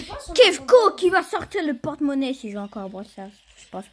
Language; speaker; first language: French; native; French